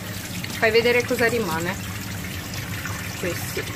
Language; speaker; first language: Italian; non-native, learner; Russian